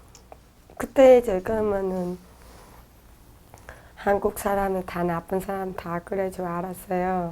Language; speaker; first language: Korean; non-native, learner; Vietnamese